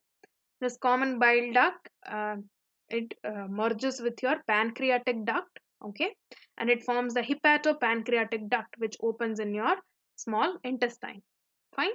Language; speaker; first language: English; non-native, local second language; Hindi